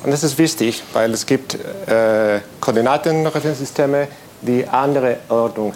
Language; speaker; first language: German; non-native, fluent; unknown